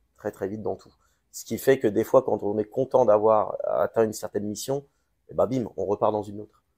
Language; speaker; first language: French; native; French